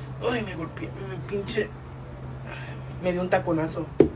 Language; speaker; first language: Spanish; early bilingual, heritage; Spanish